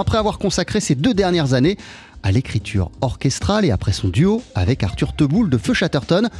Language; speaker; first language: French; native; French